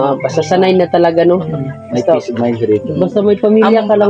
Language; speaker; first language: Filipino; non-native, local second language; Cebuano